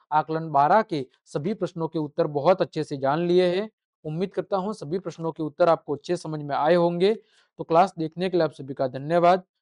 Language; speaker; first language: Hindi; native; Hindi